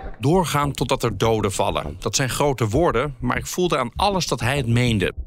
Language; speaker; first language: Dutch; native; Dutch